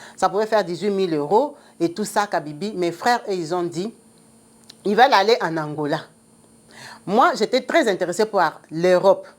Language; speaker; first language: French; non-native, local second language; Lingala